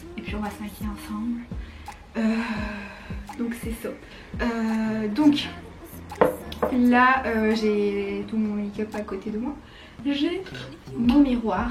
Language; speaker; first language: French; native; French